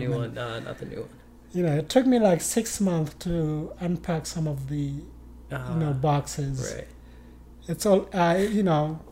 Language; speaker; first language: English; non-native, fluent; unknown